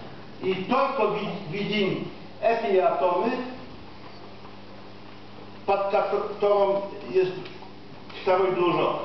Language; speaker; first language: Russian; non-native, fluent; Polish